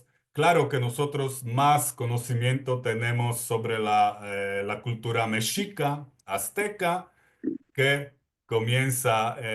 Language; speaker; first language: Spanish; non-native, fluent; Polish